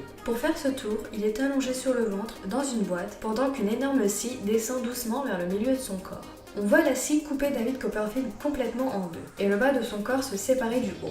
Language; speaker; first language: French; native; French